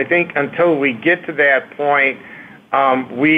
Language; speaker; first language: English; native; English